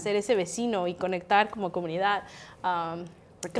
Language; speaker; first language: Spanish; native; Spanish